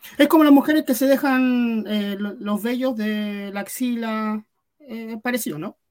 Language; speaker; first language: Spanish; native; Spanish